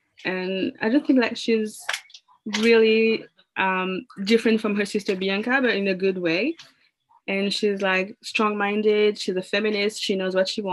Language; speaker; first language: English; non-native, fluent; French